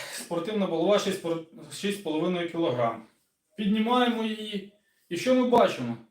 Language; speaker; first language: Ukrainian; non-native, local second language; Russian